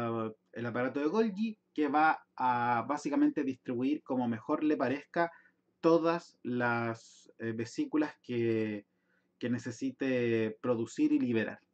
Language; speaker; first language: Spanish; native; Spanish